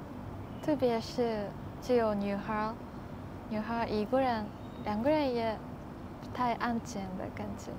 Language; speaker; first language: Chinese; non-native, learner; Japanese